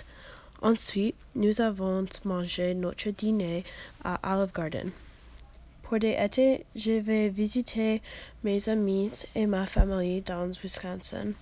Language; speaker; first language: French; non-native, learner; English